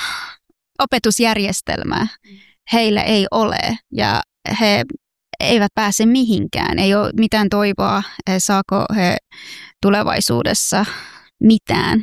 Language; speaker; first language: Finnish; non-native, fluent; Persian